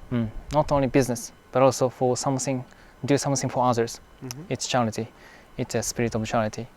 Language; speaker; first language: English; non-native, fluent; Japanese